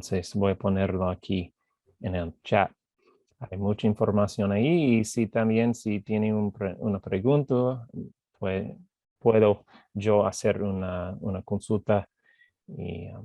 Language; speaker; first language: Spanish; non-native, fluent; English